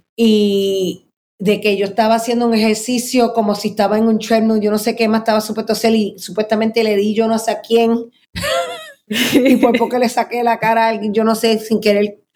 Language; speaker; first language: Spanish; early bilingual, heritage; Spanish